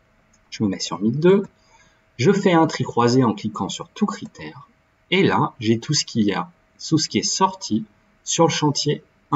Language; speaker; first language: French; native; French